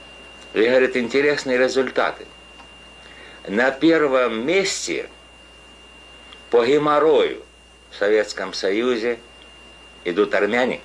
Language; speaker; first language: Russian; native; Russian